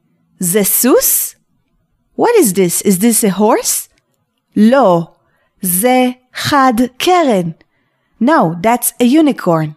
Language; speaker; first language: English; non-native, fluent; Hebrew